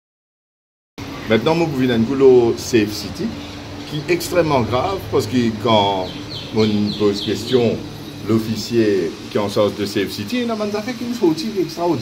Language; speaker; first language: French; non-native, local second language; Morisyen